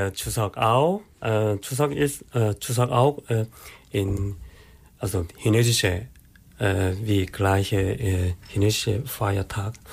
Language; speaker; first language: German; non-native, learner; Korean